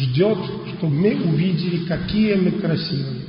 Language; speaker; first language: Russian; non-native, fluent; Polish